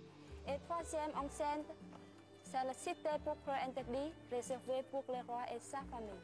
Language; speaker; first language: French; non-native, fluent; Vietnamese